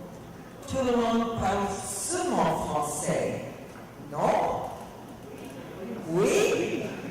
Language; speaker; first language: French; non-native, fluent; English